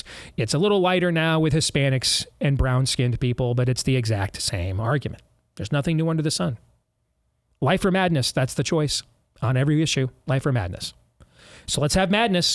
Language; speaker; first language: English; native; English